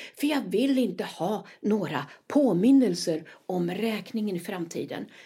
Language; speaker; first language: Swedish; native; Swedish